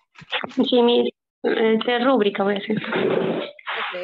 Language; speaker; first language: Spanish; native; Spanish